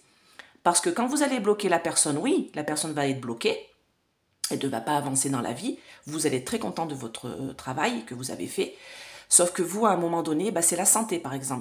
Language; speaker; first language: French; native; French